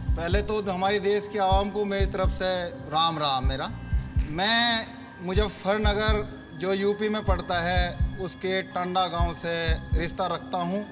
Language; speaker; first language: Hindi; native; Hindi